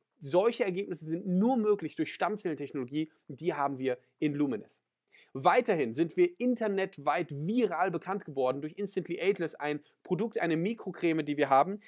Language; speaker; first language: German; native; German